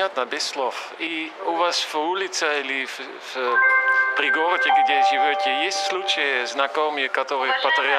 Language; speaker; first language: Russian; non-native, fluent; Dutch